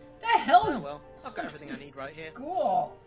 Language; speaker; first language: English; native; English